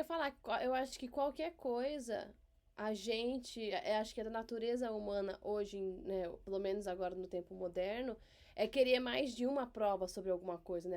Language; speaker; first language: Portuguese; native; Portuguese